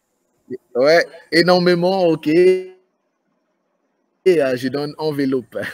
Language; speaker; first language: French; non-native, fluent; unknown